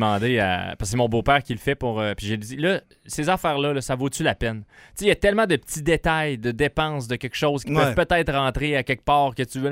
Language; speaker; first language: French; native; French